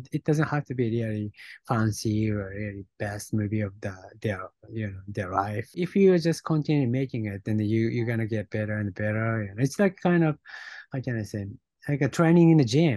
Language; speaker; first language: English; non-native, fluent; Japanese